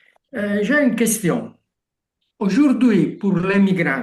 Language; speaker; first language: French; non-native, learner; Italian